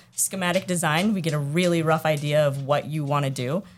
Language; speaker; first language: English; native; English